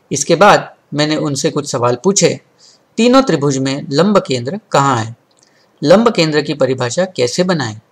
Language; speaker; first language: Hindi; non-native, local second language; Marathi